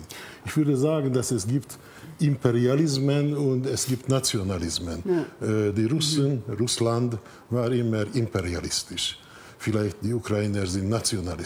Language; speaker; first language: German; non-native, fluent; Hungarian